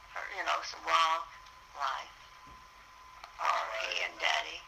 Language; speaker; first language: English; native; English